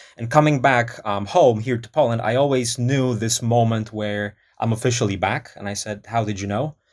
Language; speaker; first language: English; non-native, fluent; Polish